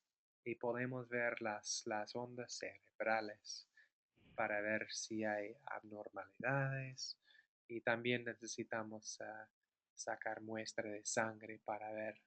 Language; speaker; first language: Spanish; non-native, fluent; English